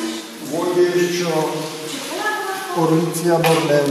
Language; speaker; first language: Russian; non-native, fluent; Czech